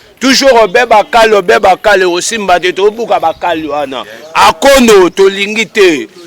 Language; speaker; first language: Lingala; non-native, local second language; Luba-Lulua